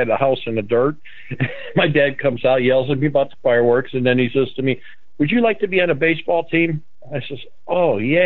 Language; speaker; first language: English; native; English